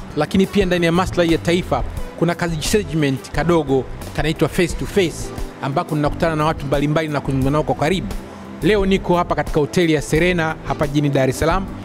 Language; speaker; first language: Swahili; native; Swahili